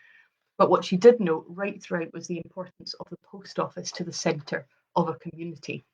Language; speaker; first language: English; native; English